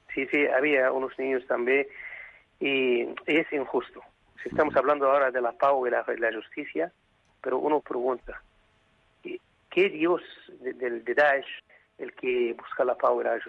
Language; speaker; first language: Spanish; non-native, fluent; Arabic